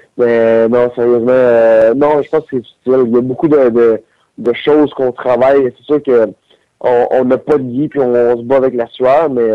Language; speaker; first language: French; native; French